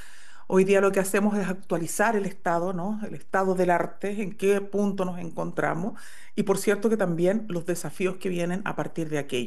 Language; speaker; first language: Spanish; native; Spanish